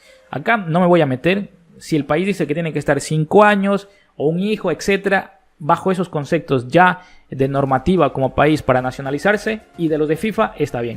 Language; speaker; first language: Spanish; native; Spanish